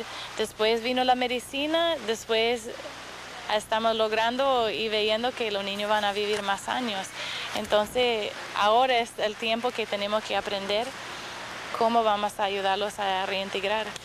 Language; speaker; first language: Spanish; non-native, fluent; English